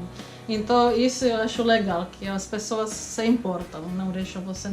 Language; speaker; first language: Portuguese; non-native, fluent; Czech